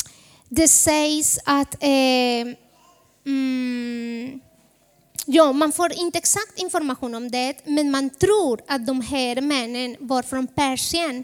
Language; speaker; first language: Swedish; non-native, fluent; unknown